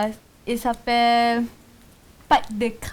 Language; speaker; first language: French; non-native, learner; Malay